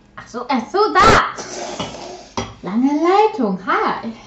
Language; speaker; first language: German; early bilingual, other home language; Polish